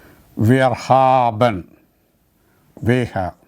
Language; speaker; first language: German; non-native, learner; Malayalam